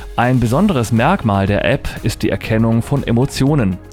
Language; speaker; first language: German; native; German